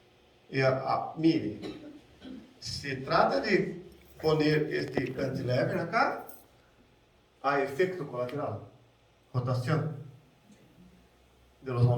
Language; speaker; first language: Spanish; non-native, learner; Portuguese